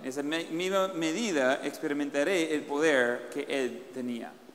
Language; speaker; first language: Spanish; native; Spanish